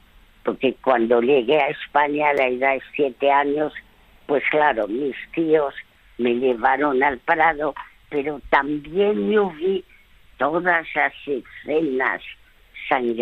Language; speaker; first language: Spanish; early bilingual, other home language; French